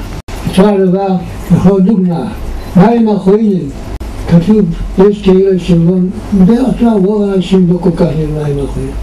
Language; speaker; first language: Hebrew; non-native, fluent; Yiddish